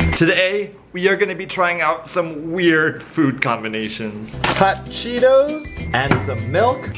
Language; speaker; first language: English; native; English